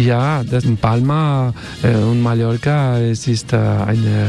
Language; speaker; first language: German; non-native, learner; Spanish